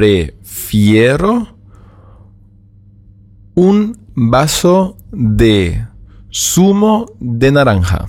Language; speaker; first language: Spanish; non-native, fluent; German